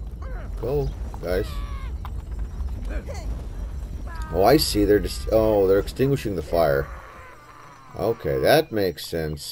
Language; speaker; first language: English; native; English